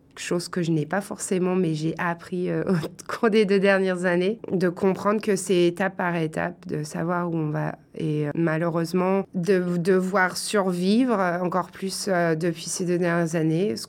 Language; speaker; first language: French; native; French